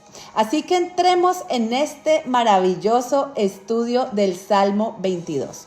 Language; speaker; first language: Spanish; native; Spanish